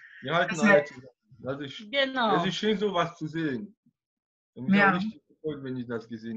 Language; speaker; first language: German; non-native, fluent; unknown